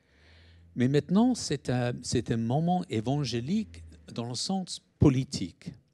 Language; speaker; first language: French; non-native, fluent; English